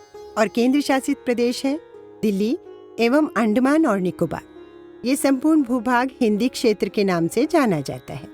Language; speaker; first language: Hindi; native; Hindi